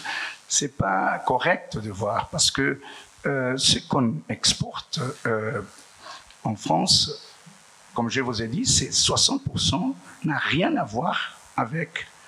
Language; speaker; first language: French; non-native, fluent; Portuguese